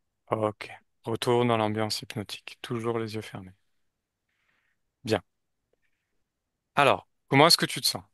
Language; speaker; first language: French; native; French